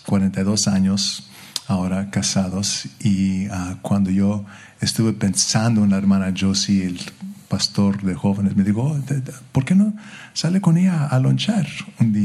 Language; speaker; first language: Spanish; early bilingual, heritage; English